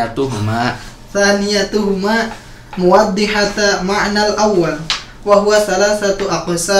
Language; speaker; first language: Arabic; non-native, learner; Indonesian